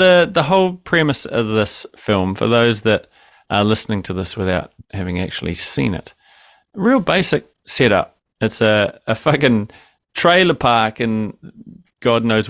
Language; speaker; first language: English; native; English